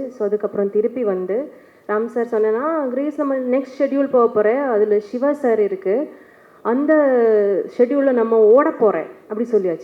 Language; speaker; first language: Tamil; non-native, learner; Malayalam